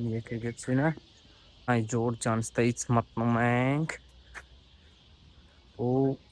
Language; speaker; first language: Armenian; non-native, learner; Hindi